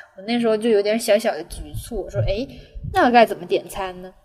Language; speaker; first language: Chinese; non-native, local second language; Cantonese